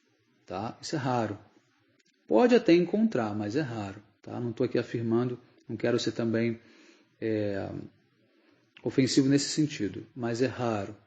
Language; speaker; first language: Portuguese; native; Portuguese